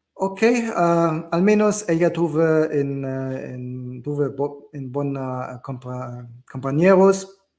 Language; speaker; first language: Spanish; non-native, learner; German